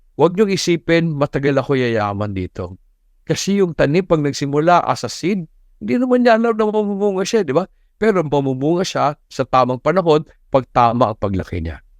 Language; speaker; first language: Filipino; non-native, local second language; Cebuano